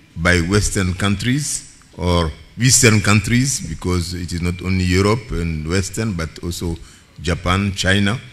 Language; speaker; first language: English; non-native, fluent; Bambara